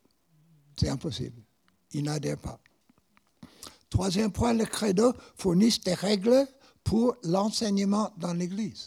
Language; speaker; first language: French; non-native, fluent; English